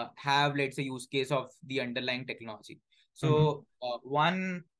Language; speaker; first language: English; non-native, local second language; Hindi